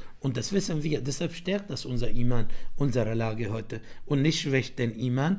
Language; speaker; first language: German; non-native, fluent; Arabic